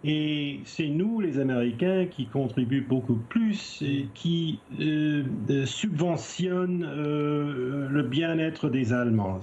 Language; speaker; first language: French; non-native, fluent; English